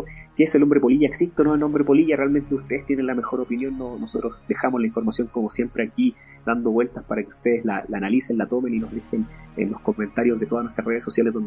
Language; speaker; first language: Spanish; native; Spanish